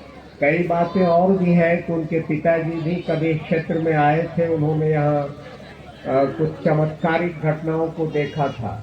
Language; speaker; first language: Hindi; native; Hindi